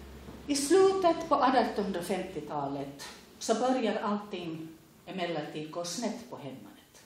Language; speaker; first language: Swedish; native; Swedish